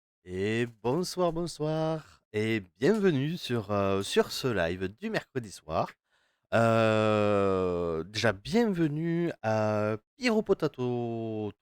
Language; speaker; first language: French; native; French